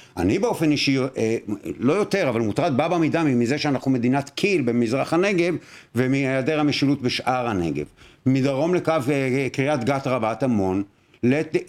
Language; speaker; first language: Hebrew; native; Hebrew